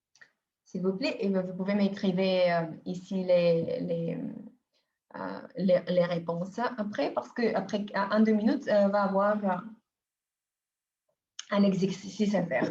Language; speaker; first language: French; non-native, fluent; Bulgarian